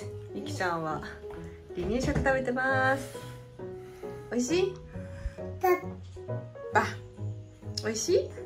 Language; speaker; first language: Japanese; native; Japanese